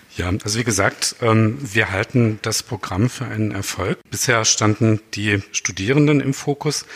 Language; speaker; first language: German; non-native, local second language; Swiss German